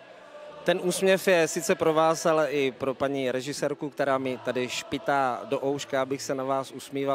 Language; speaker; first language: Czech; native; Czech